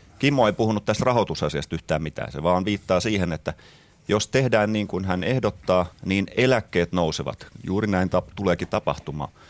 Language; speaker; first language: Finnish; native; Finnish